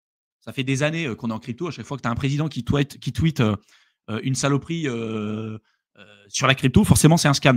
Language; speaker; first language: French; native; French